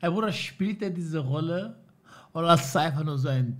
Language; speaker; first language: German; native; German